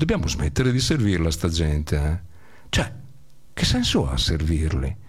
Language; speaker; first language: Italian; native; Italian